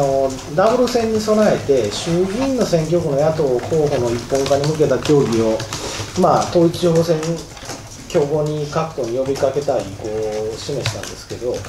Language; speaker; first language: Japanese; native; Japanese